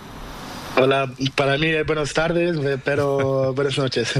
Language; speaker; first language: Spanish; non-native, learner; Portuguese